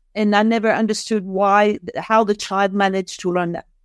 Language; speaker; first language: English; non-native, fluent; French